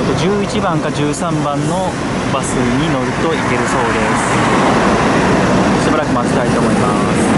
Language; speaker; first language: Japanese; native; Japanese